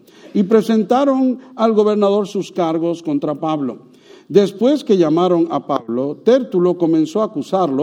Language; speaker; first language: Spanish; native; Spanish